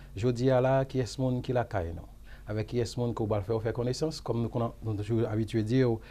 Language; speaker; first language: French; non-native, local second language; Haitian Creole